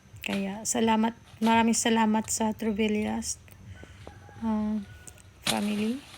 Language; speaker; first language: Filipino; non-native, local second language; Cebuano